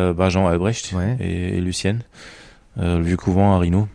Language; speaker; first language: French; non-native, fluent; German